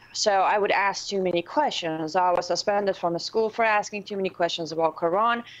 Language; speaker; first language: English; non-native, fluent; Persian